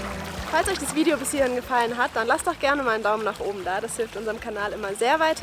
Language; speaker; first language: German; native; German